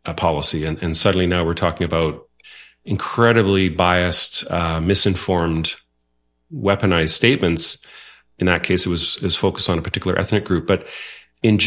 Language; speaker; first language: English; non-native, fluent; Dutch